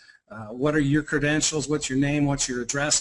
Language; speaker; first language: English; native; English